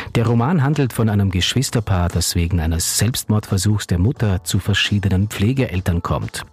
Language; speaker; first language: German; native; German